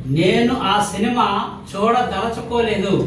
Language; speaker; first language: Telugu; native; Telugu